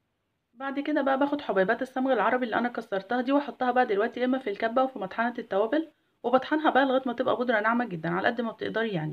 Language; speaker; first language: Arabic; native; Arabic